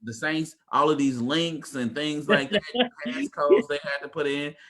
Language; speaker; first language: English; native; English